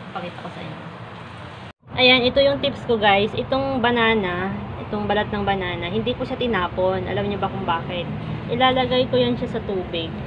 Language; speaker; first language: Filipino; non-native, local second language; Iloko